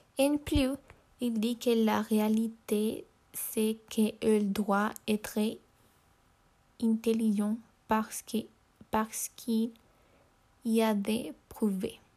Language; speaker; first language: French; non-native, learner; Spanish